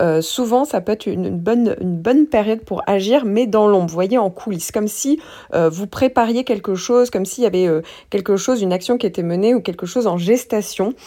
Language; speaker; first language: French; native; French